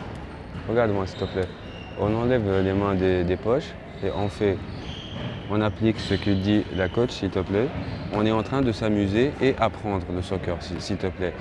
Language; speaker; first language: French; non-native, local second language; Arabic